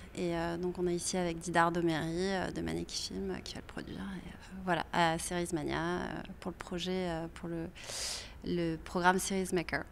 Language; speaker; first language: French; native; French